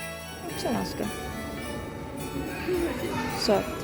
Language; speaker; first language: Swedish; non-native, learner; Japanese